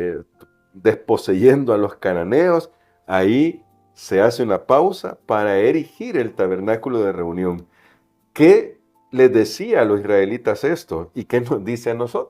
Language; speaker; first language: Spanish; native; Spanish